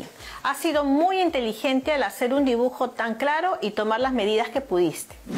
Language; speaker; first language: Spanish; native; Spanish